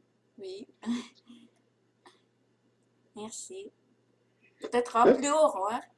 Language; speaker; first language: French; non-native, learner; Russian